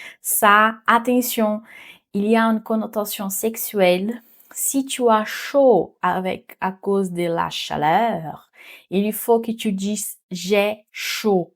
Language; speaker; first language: French; non-native, fluent; Portuguese